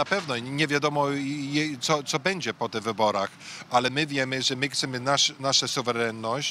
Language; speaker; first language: Polish; early bilingual, heritage; English